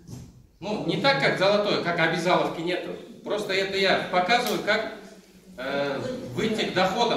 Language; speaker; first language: Russian; non-native, local second language; Kazakh